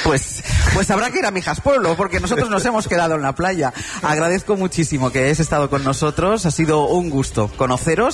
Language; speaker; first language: Spanish; native; Spanish